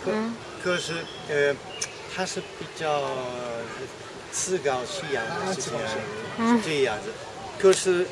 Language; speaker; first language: Chinese; non-native, fluent; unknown